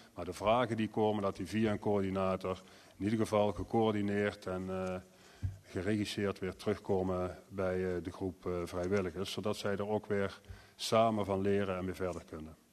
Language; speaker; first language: Dutch; native; Dutch